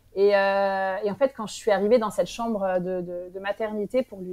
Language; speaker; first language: French; native; French